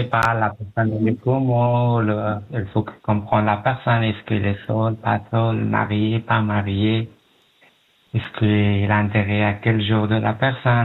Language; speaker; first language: French; non-native, learner; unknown